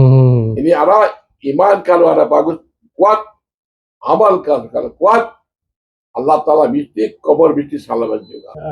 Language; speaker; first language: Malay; non-native, learner; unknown